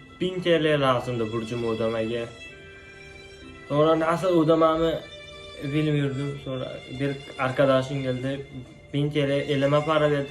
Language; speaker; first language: Turkish; non-native, learner; Uzbek